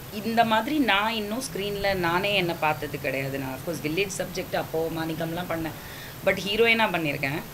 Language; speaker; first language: Tamil; native; Tamil